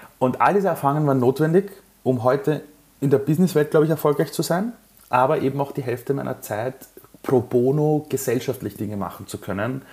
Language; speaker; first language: German; early bilingual, other home language; Persian